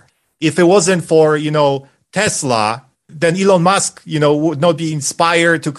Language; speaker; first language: English; non-native, fluent; Polish